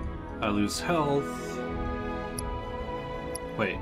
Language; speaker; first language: English; native; English